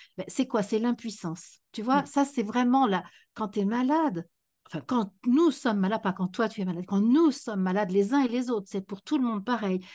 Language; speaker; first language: French; native; French